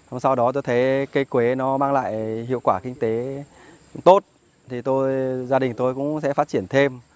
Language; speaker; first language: Vietnamese; non-native, local second language; Iu Mien